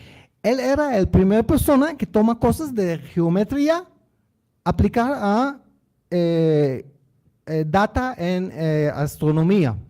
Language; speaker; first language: Spanish; non-native, learner; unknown